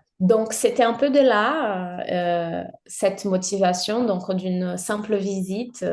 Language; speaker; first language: French; non-native, fluent; Portuguese